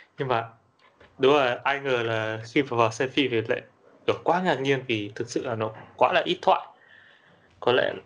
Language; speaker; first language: Vietnamese; native; Vietnamese